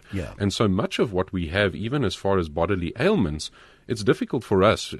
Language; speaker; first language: English; native; English